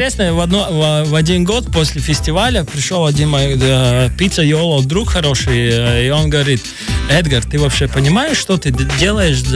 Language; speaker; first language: Russian; non-native, local second language; Latvian